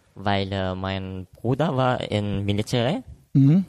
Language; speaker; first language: German; non-native, fluent; Arabic